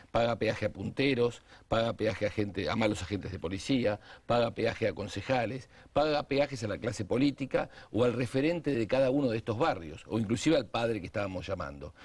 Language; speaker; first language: Spanish; native; Spanish